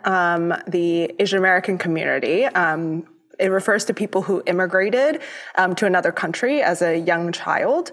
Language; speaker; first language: English; early bilingual, other home language; Cantonese